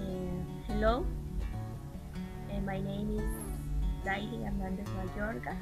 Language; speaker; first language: English; non-native, learner; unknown